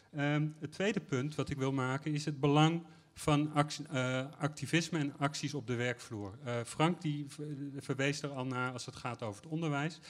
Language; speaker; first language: Dutch; native; Dutch